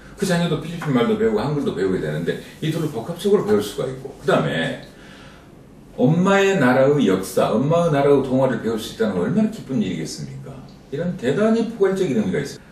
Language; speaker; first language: Korean; native; Korean